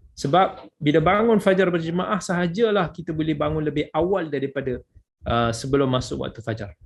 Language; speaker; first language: Malay; native; Malay